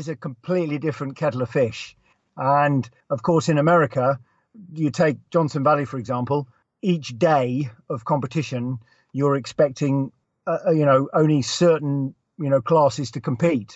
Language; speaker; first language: English; native; English